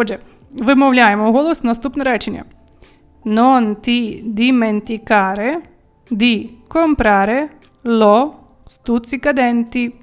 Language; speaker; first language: Italian; non-native, fluent; Ukrainian